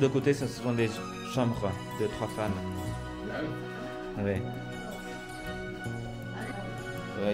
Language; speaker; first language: French; non-native, fluent; Vietnamese